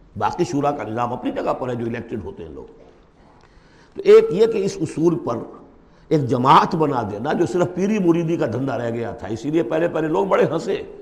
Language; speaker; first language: Urdu; native; Urdu